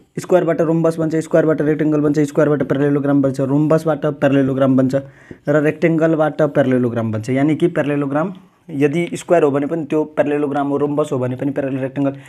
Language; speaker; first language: Nepali; non-native, local second language; Maithili